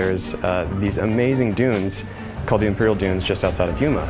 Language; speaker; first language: English; native; English